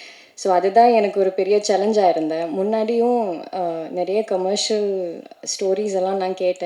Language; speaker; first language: Tamil; non-native, learner; Malayalam